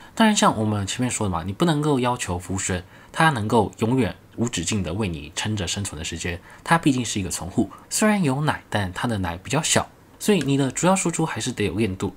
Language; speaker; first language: Chinese; native; Chinese